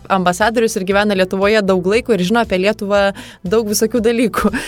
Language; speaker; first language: Lithuanian; native; Lithuanian